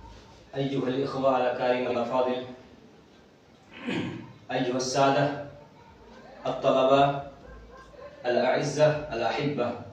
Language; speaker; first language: Arabic; non-native, fluent; Urdu